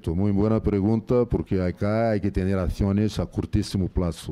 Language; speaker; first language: Spanish; non-native, fluent; Portuguese